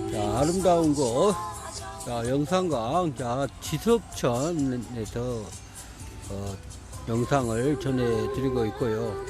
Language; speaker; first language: Korean; native; Korean